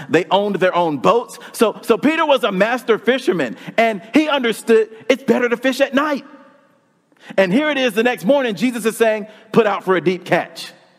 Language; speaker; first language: English; native; English